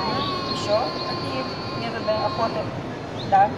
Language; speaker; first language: Russian; native; Russian